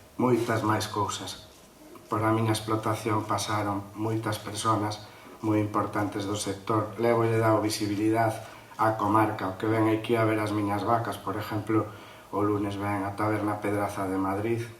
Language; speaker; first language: Galician; native; Galician